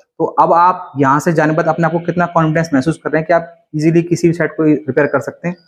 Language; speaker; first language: Hindi; native; Hindi